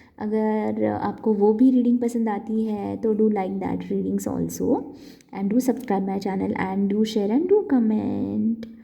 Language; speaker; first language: Hindi; non-native, local second language; Marathi